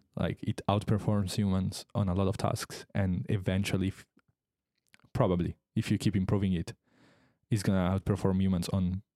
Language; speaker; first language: English; non-native, fluent; Italian